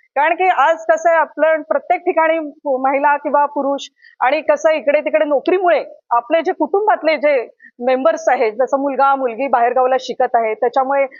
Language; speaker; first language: Marathi; non-native, local second language; Telugu